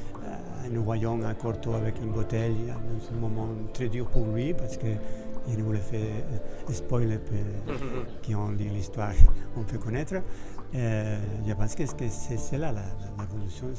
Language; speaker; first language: French; non-native, fluent; Spanish